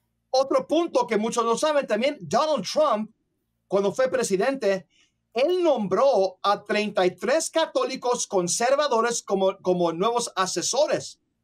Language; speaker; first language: Spanish; early bilingual, other home language; English